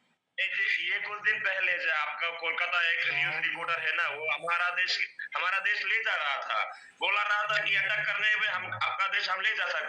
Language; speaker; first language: Hindi; non-native, learner; Bangla